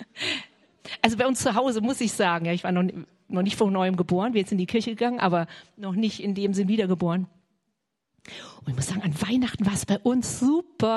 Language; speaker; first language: German; native; German